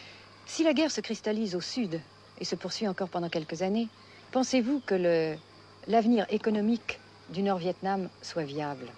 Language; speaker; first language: French; native; French